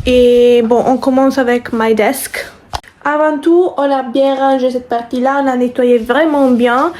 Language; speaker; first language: French; non-native, fluent; Italian